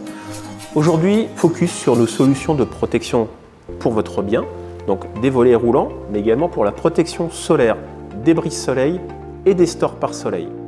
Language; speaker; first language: French; native; French